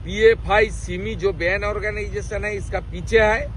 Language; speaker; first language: Hindi; non-native, local second language; Bangla